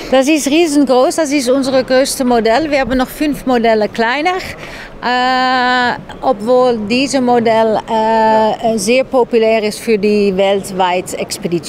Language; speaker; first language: German; non-native, fluent; Dutch